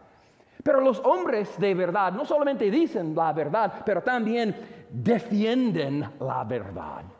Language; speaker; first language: Spanish; non-native, fluent; English